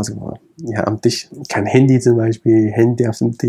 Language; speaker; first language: German; non-native, fluent; Kurdish